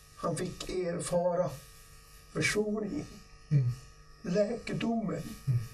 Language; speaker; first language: Swedish; native; Swedish